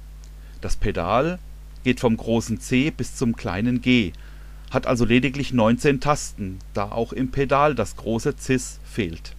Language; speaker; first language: German; native; German